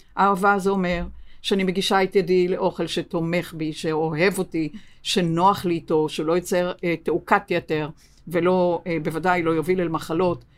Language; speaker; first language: Hebrew; native; Hebrew